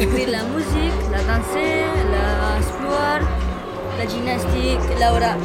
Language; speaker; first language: French; non-native, learner; Romanian